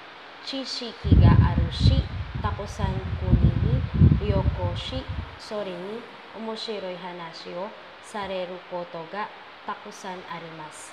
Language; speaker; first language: Japanese; non-native, learner; Filipino